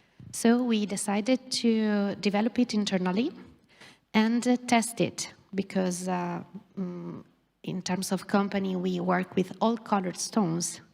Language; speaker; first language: English; non-native, fluent; Italian